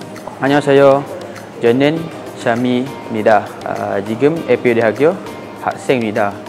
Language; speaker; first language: Korean; non-native, learner; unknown